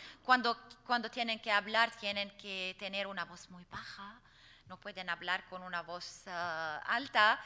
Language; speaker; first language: Spanish; non-native, fluent; Arabic